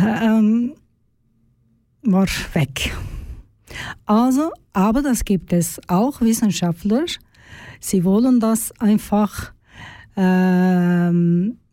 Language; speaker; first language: German; non-native, learner; Turkish